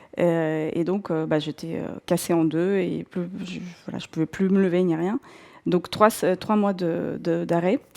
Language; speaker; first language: French; non-native, fluent; Russian